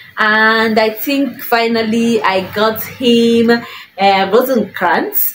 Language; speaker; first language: English; non-native, local second language; Igbo